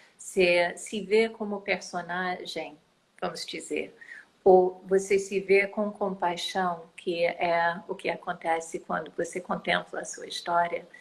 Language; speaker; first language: Portuguese; non-native, fluent; English